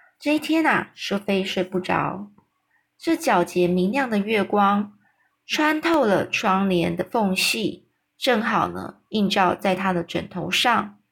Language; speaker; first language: Chinese; native; Chinese